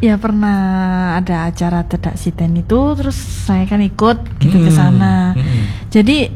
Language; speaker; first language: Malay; non-native, local second language; Javanese